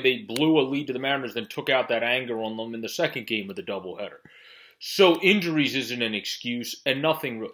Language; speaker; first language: English; native; English